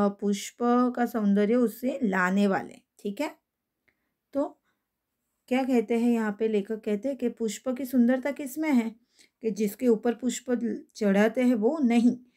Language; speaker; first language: Hindi; non-native, local second language; Gujarati